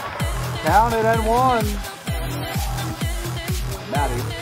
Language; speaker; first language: English; native; English